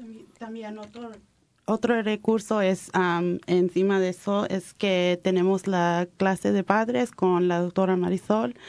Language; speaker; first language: Spanish; early bilingual, heritage; Spanish